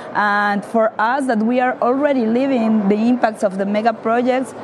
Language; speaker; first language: English; non-native, learner; Spanish